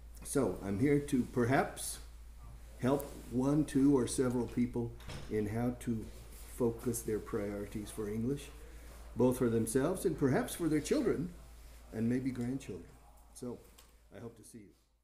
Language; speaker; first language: English; native; English